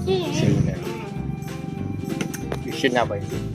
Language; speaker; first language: Indonesian; non-native, local second language; Javanese